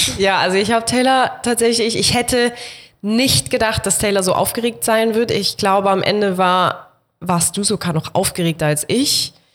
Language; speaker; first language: German; native; German